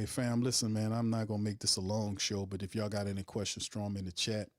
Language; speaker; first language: English; native; English